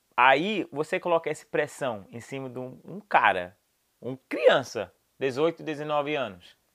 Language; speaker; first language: Portuguese; non-native, fluent; English